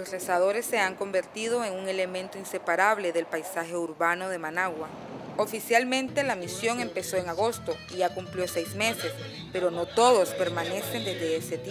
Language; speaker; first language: Spanish; native; Spanish